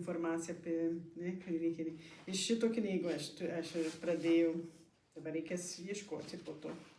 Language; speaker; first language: Lithuanian; non-native, learner; Portuguese